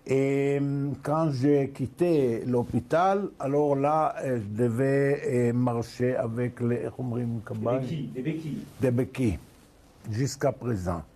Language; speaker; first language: French; non-native, learner; Hebrew